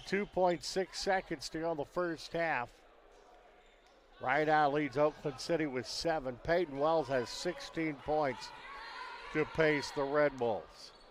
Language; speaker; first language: English; native; English